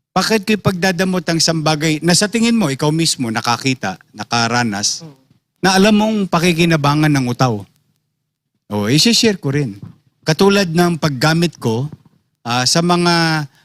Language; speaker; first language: Filipino; native; Filipino